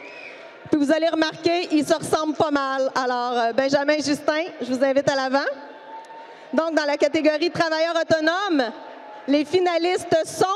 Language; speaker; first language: French; native; French